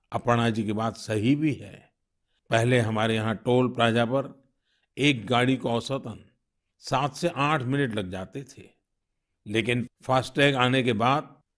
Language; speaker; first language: Hindi; non-native, local second language; Gujarati